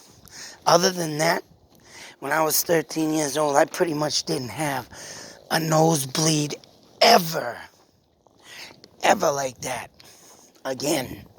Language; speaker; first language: English; native; English